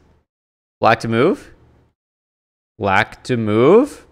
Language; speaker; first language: English; native; English